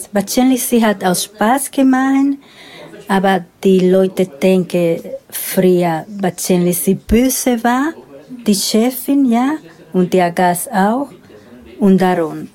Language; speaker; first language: German; non-native, learner; Spanish